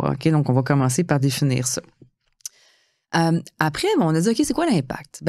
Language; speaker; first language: French; native; French